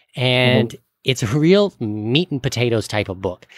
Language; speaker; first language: English; native; English